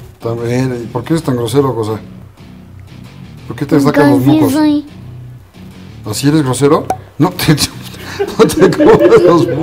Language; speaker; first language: Spanish; native; Spanish